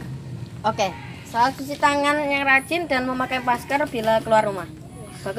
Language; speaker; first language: Indonesian; native; Indonesian